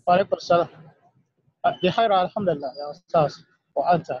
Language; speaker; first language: Arabic; non-native, learner; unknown